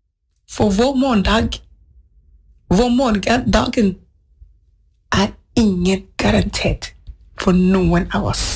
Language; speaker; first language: Norwegian; non-native, fluent; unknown